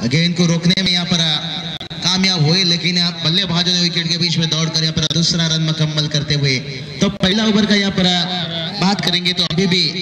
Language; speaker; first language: Hindi; non-native, local second language; Marathi